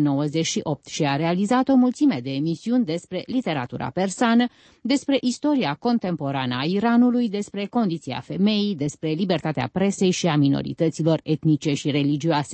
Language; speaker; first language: Romanian; native; Romanian